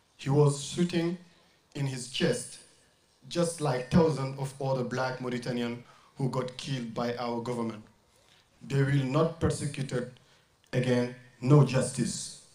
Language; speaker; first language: English; non-native, learner; French